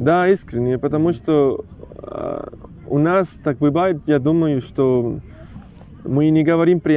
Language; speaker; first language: Russian; non-native, learner; Spanish